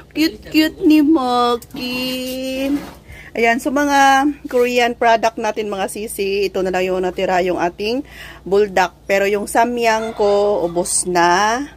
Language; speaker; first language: Filipino; non-native, local second language; Cebuano